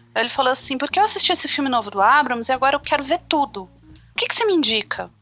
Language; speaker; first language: Portuguese; native; Portuguese